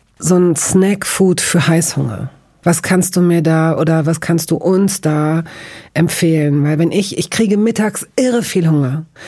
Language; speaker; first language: German; native; German